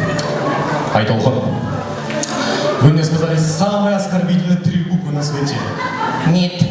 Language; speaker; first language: Russian; non-native, local second language; Kazakh